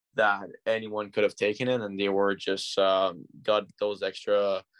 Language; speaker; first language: English; native; English